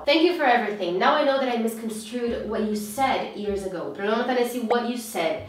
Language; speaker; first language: English; non-native, fluent; Portuguese